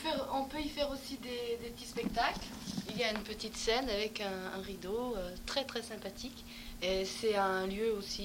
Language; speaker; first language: French; non-native, learner; Dutch